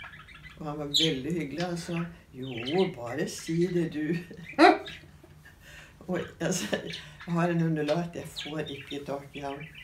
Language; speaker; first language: Norwegian; native; Norwegian